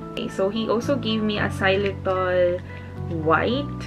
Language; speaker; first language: English; non-native, local second language; Filipino